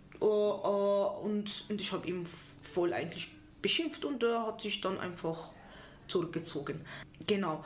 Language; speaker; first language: German; non-native, fluent; Arabic